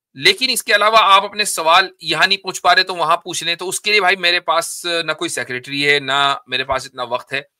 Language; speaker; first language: Hindi; native; Hindi